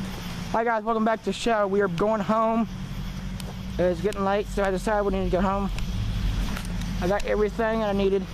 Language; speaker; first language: English; native; English